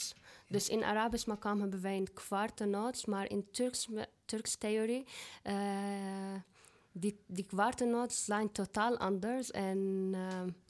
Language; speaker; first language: Dutch; non-native, fluent; Arabic